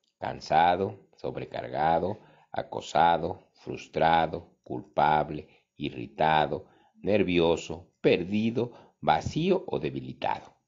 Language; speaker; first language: Spanish; native; Spanish